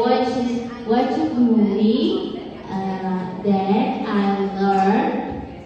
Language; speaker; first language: English; non-native, learner; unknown